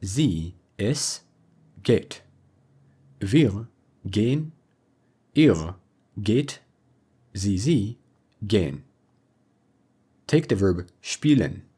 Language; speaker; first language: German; non-native, fluent; English